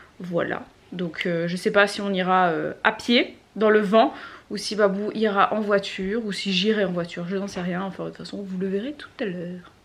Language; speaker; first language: French; native; French